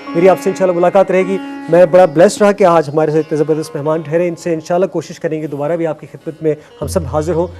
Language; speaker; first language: Hindi; non-native, local second language; Punjabi